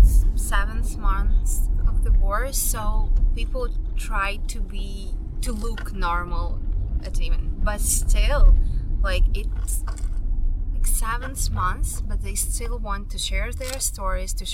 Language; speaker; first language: English; non-native, fluent; Ukrainian